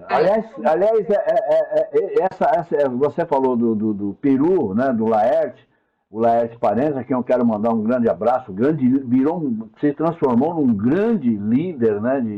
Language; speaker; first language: Portuguese; native; Portuguese